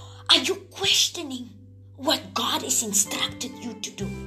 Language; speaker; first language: English; non-native, local second language; Afrikaans